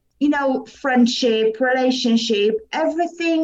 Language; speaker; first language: English; non-native, learner; Polish